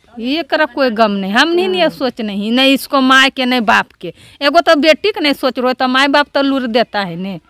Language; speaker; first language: Hindi; native; Hindi